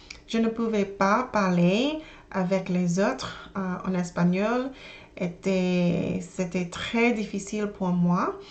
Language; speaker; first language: French; non-native, learner; English